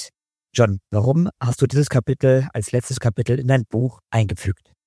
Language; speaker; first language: German; native; German